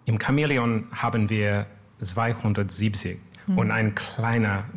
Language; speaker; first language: German; non-native, learner; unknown